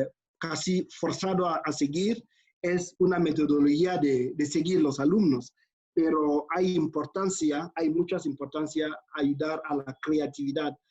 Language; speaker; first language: Spanish; non-native, fluent; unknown